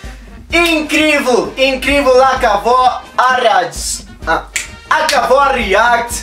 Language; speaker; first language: Portuguese; non-native, learner; Spanish